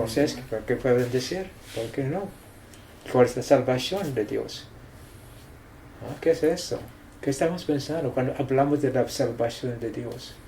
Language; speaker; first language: Spanish; non-native, fluent; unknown